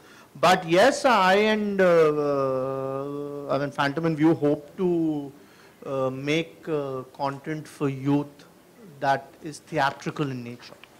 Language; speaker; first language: English; non-native, local second language; Hindi